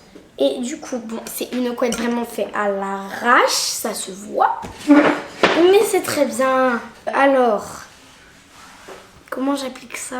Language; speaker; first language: French; native; French